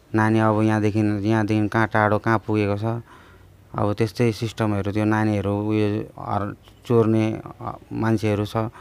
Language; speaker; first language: Nepali; native; Nepali